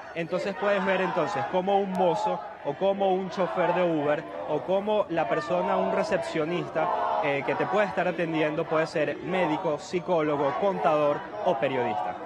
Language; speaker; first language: Spanish; native; Spanish